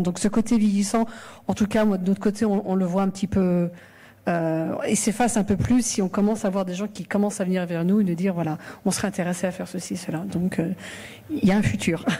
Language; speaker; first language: French; native; French